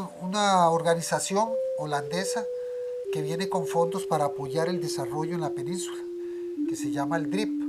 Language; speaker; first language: Spanish; native; Spanish